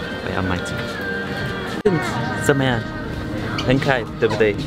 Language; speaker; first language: Chinese; non-native, learner; Turkish